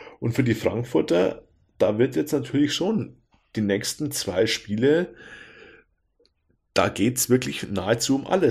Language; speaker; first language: German; native; German